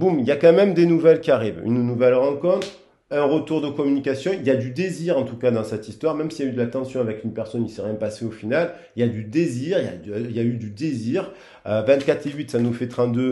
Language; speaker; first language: French; native; French